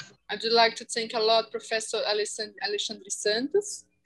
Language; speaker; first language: English; non-native, fluent; Portuguese